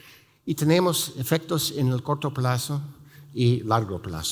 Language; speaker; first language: Spanish; non-native, fluent; English